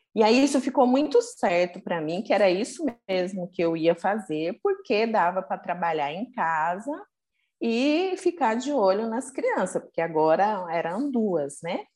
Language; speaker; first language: Portuguese; native; Portuguese